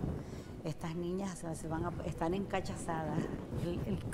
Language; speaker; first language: Spanish; native; Spanish